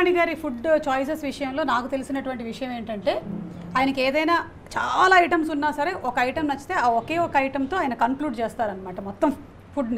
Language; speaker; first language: Telugu; native; Telugu